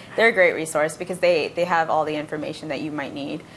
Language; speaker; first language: English; non-native, local second language; Bangla